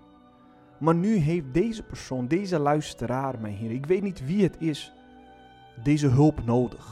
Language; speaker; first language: Dutch; non-native, fluent; Portuguese